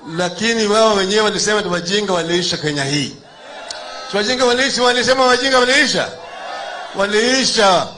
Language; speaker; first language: Swahili; non-native, local second language; Luo (Kenya and Tanzania)